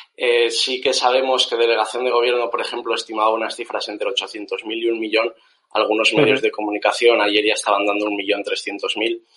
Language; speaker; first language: Spanish; native; Spanish